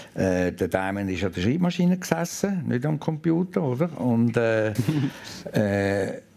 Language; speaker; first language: German; native; German